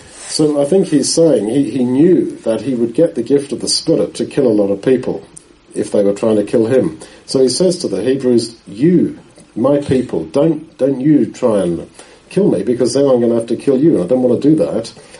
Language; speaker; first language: English; native; English